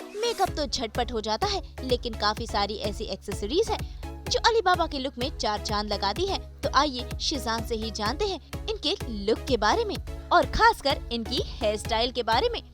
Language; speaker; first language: Hindi; native; Hindi